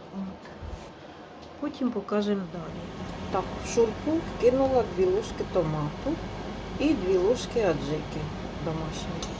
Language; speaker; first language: Ukrainian; native; Ukrainian